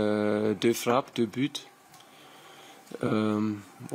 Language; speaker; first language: French; non-native, learner; German